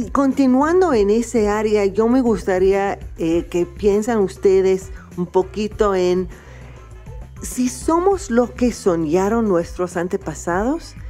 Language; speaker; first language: Spanish; non-native, fluent; English